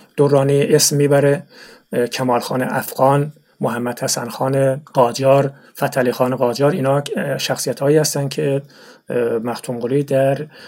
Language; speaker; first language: Persian; non-native, local second language; Turkmen